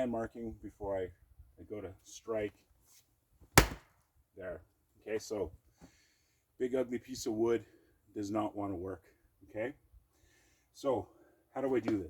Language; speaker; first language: English; native; English